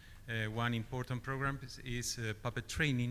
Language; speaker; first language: English; non-native, fluent; Spanish